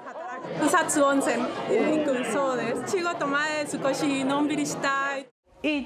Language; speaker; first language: Japanese; non-native, learner; Spanish